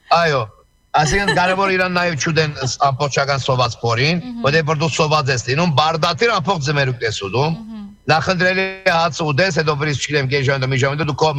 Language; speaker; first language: Armenian; native; Armenian